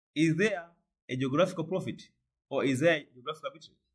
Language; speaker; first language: English; non-native, local second language; Swahili